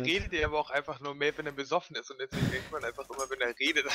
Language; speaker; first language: German; native; German